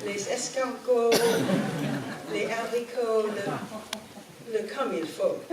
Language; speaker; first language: French; non-native, learner; English